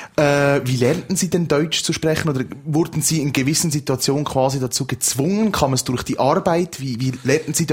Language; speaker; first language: German; native; German